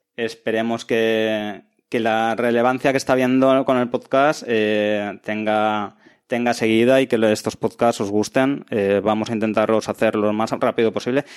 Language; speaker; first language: Spanish; native; Spanish